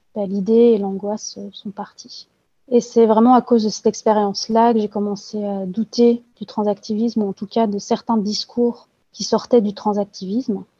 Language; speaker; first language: French; native; French